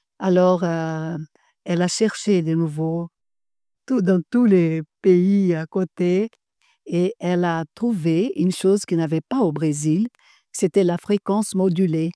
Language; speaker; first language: French; non-native, fluent; Portuguese